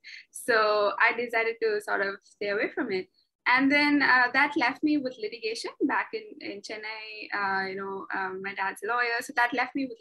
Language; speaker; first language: English; non-native, local second language; Tamil